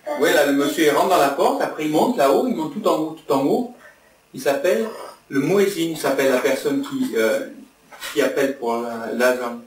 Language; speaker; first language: French; native; French